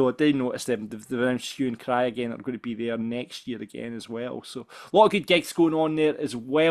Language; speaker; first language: English; native; English